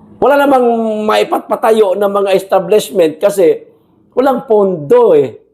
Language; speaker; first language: Filipino; non-native, local second language; Cebuano